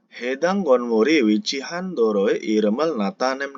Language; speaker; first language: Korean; non-native, fluent; Indonesian